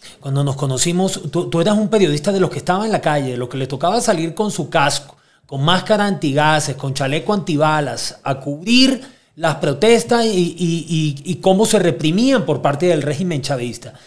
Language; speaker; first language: Spanish; native; Spanish